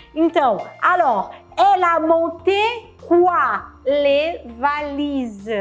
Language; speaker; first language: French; non-native, fluent; Portuguese